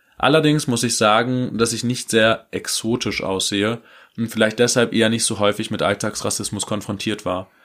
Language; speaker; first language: German; native; German